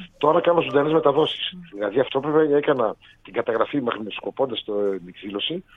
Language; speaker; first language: Greek; native; Greek